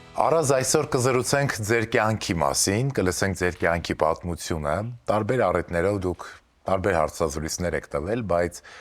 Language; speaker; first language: Armenian; native; Armenian